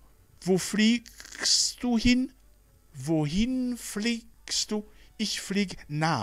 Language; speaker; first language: German; non-native, learner; Rundi